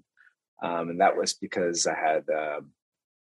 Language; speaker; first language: English; early bilingual, other home language; Spanish